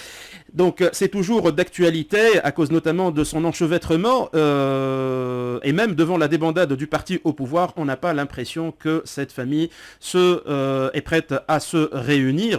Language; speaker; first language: French; non-native, local second language; Arabic